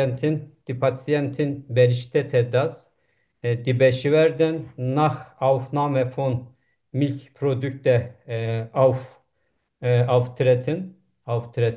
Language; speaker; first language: German; non-native, learner; Turkish